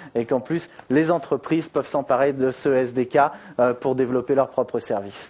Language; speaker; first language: French; native; French